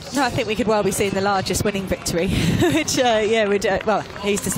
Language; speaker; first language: English; native; English